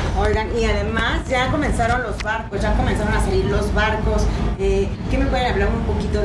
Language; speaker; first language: Spanish; native; Spanish